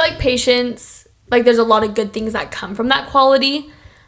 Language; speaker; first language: English; native; English